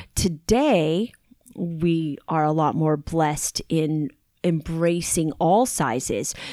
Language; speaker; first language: English; native; English